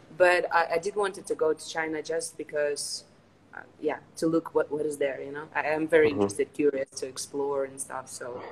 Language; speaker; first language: English; non-native, fluent; Ukrainian